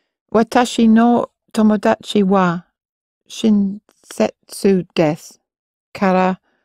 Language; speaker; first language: Japanese; non-native, learner; English